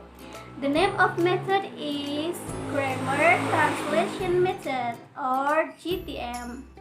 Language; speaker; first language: English; non-native, learner; Indonesian